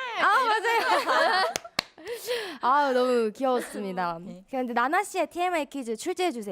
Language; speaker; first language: Korean; native; Korean